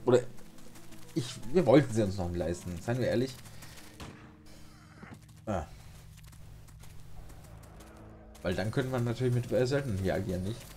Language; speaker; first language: German; native; German